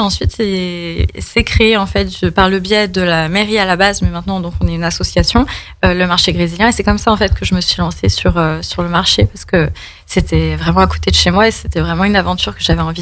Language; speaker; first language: French; native; French